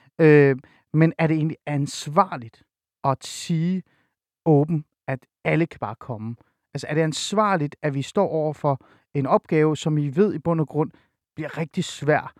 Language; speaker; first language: Danish; early bilingual, other home language; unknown